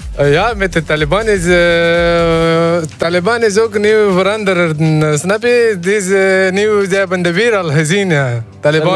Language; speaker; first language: Dutch; non-native, learner; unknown